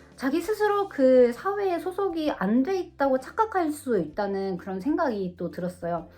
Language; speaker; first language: Korean; non-native, fluent; Russian